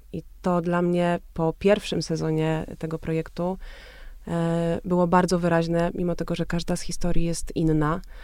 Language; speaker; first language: Polish; native; Polish